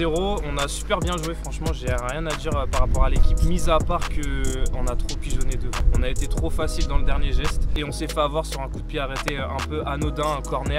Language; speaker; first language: French; native; French